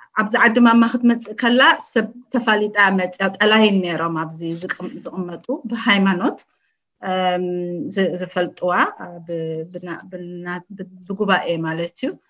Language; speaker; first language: Tigrinya; early bilingual, heritage; Tigrinya